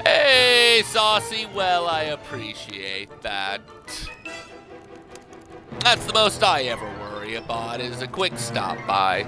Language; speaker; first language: English; native; English